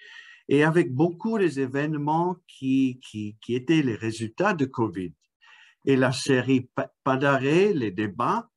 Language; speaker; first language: French; non-native, fluent; English